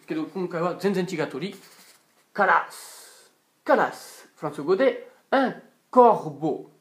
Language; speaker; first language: Japanese; non-native, fluent; French